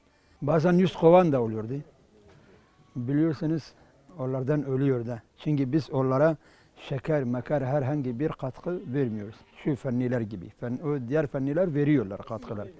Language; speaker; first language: Turkish; non-native, local second language; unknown